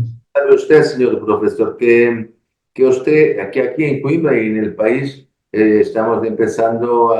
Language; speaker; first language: Spanish; non-native, learner; Portuguese